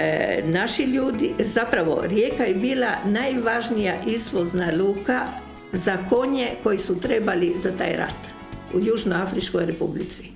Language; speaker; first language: Croatian; native; Croatian